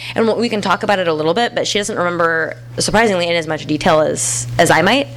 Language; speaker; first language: English; native; English